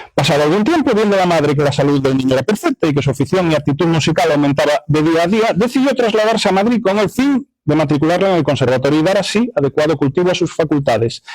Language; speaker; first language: Spanish; non-native, local second language; Galician